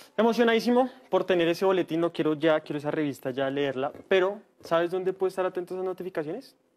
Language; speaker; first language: Spanish; native; Spanish